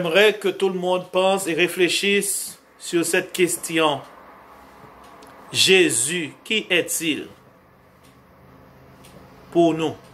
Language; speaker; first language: French; non-native, local second language; Haitian Creole